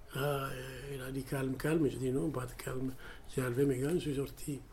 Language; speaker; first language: French; non-native, fluent; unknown